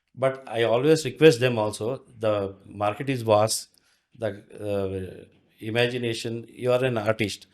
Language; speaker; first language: English; non-native, local second language; Kannada